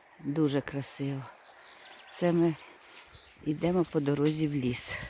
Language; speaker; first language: Ukrainian; non-native, local second language; Russian